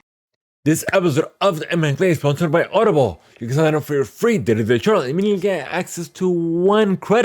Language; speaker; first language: English; early bilingual, heritage; Arabic